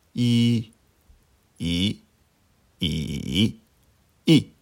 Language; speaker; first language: French; native; French